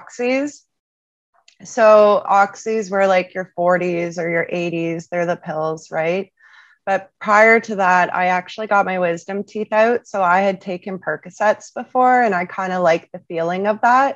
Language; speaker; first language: English; native; English